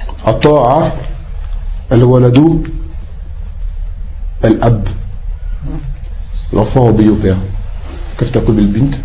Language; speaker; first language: Arabic; non-native, fluent; French